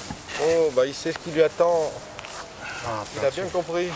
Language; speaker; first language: French; native; French